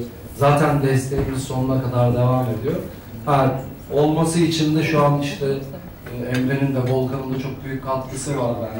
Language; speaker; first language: Turkish; native; Turkish